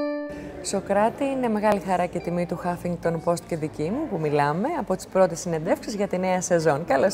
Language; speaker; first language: Greek; native; Greek